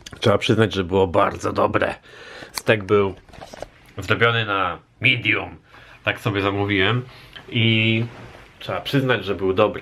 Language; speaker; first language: Polish; native; Polish